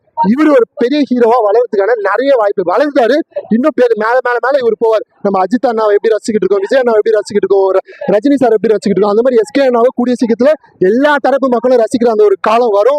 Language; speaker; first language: Tamil; native; Tamil